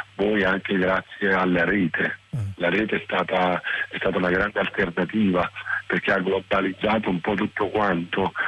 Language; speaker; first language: Italian; native; Italian